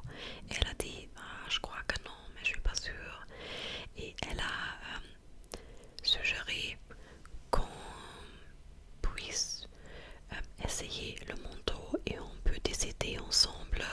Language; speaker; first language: French; non-native, fluent; German